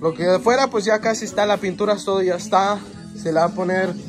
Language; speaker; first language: Spanish; early bilingual, heritage; Spanish